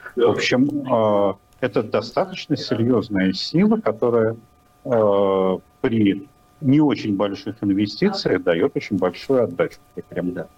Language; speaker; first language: Russian; native; Russian